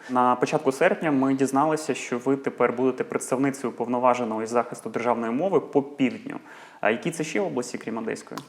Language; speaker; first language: Ukrainian; native; Ukrainian